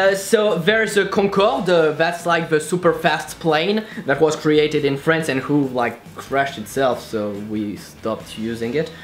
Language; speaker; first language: English; non-native, fluent; French